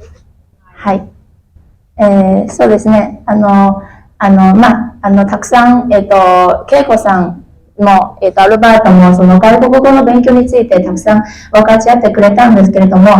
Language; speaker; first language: Japanese; non-native, fluent; Chinese